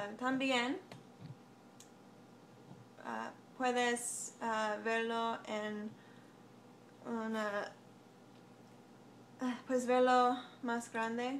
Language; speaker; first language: Spanish; non-native, learner; English